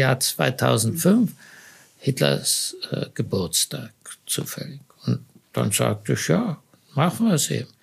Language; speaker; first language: German; early bilingual, other home language; Hebrew